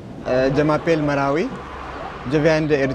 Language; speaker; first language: French; non-native, learner; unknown